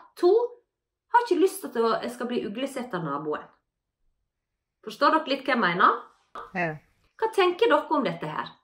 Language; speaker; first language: Norwegian; native; Norwegian